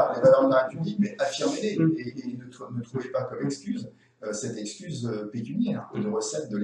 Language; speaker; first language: French; native; French